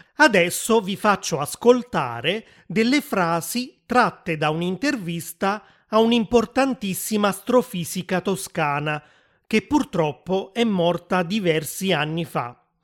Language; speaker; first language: Italian; native; Italian